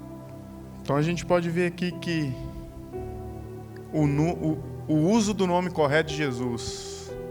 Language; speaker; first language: Portuguese; native; Portuguese